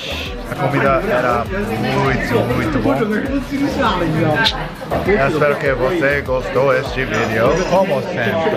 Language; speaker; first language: Portuguese; non-native, learner; English